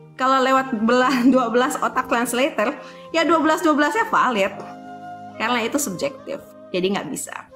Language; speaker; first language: Indonesian; native; Indonesian